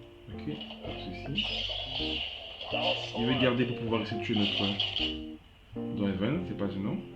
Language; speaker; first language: French; native; French